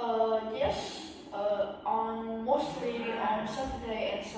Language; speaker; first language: English; non-native, learner; Vietnamese